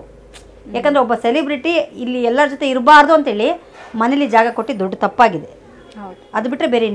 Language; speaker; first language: Kannada; native; Kannada